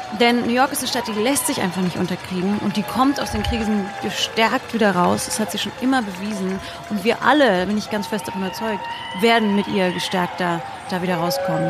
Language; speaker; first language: German; native; German